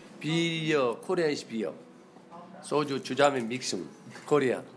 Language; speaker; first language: German; non-native, learner; Korean